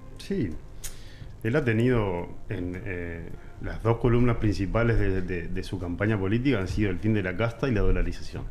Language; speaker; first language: Spanish; native; Spanish